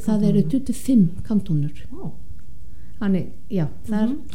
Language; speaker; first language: Icelandic; non-native, fluent; German